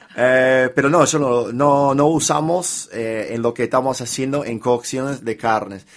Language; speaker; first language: Spanish; non-native, fluent; English